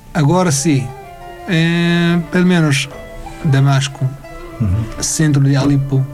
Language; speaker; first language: Portuguese; non-native, learner; Arabic